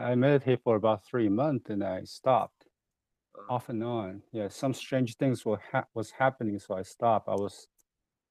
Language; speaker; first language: English; non-native, fluent; Chinese